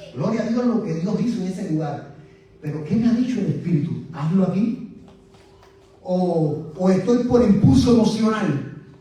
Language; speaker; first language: Spanish; native; Spanish